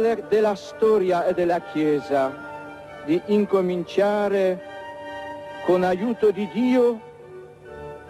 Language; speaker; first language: Italian; non-native, fluent; Polish